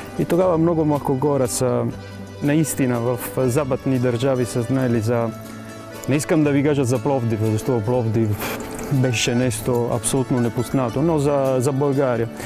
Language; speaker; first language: Bulgarian; non-native, fluent; Italian